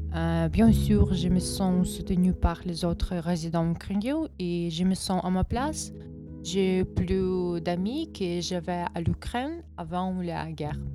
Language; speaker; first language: French; non-native, fluent; Ukrainian